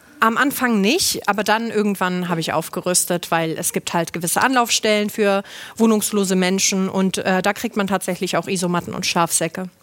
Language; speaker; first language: German; non-native, local second language; Luxembourgish